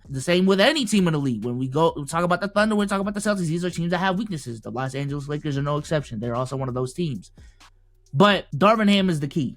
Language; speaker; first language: English; native; English